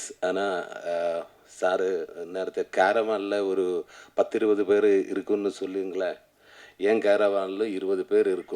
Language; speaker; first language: Tamil; non-native, learner; Malayalam